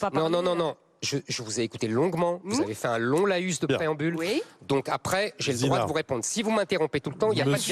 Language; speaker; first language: French; native; French